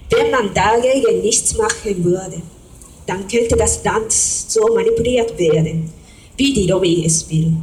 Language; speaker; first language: German; non-native, fluent; Japanese